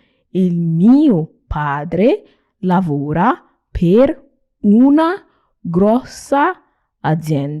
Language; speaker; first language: Italian; non-native, fluent; Nigerian Pidgin